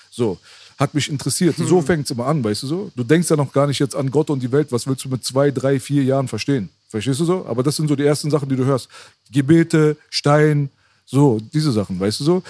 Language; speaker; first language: German; early bilingual, other home language; Persian